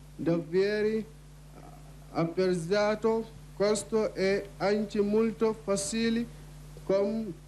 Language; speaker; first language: Italian; non-native, learner; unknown